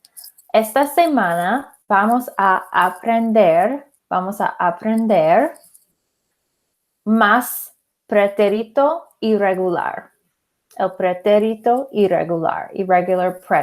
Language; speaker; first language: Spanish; non-native, fluent; English